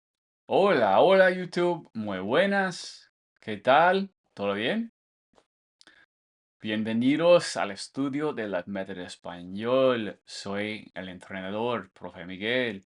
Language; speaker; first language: Spanish; non-native, fluent; English